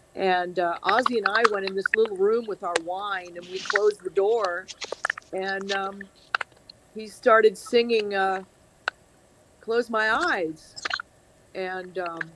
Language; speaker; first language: English; native; English